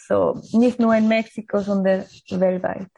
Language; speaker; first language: German; non-native, learner; Spanish